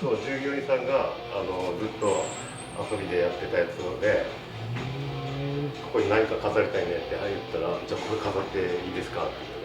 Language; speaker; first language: Japanese; native; Japanese